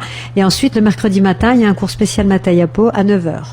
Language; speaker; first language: French; native; French